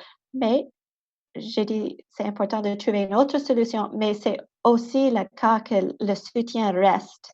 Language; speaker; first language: French; non-native, local second language; English